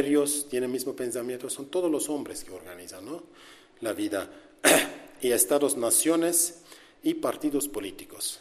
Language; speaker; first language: Spanish; non-native, learner; Kurdish